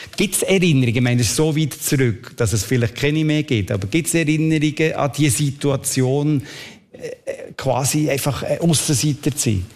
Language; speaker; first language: German; native; German